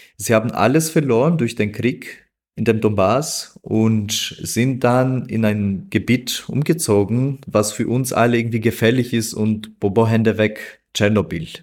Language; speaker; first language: German; non-native, fluent; Albanian